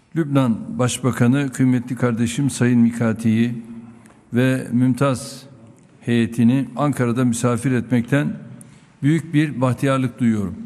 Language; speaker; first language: Turkish; native; Turkish